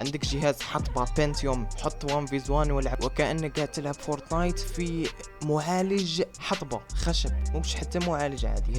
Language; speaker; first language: Arabic; native; Arabic